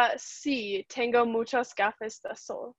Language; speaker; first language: Spanish; non-native, learner; English